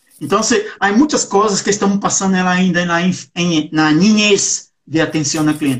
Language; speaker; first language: Portuguese; non-native, learner; Spanish